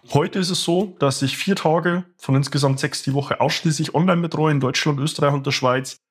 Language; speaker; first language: German; native; German